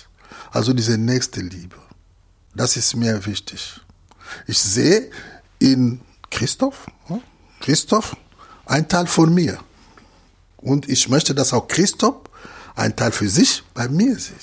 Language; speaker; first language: German; non-native, fluent; Lingala